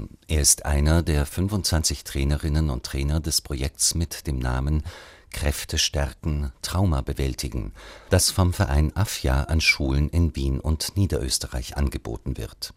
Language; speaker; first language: German; native; German